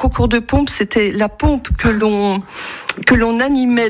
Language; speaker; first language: French; native; French